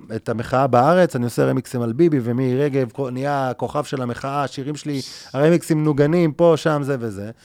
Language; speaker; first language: Hebrew; native; Hebrew